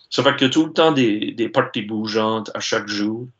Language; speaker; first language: French; native; French